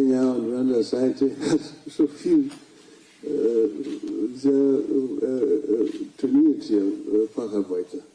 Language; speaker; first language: German; non-native, fluent; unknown